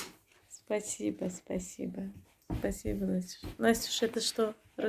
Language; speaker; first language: Russian; non-native, local second language; Tajik